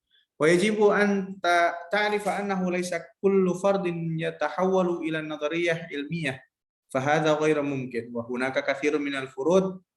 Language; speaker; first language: Arabic; non-native, learner; Indonesian